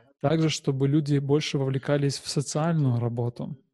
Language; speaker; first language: Russian; non-native, learner; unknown